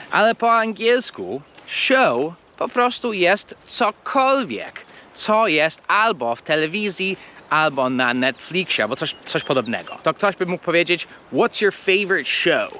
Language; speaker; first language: Polish; non-native, fluent; English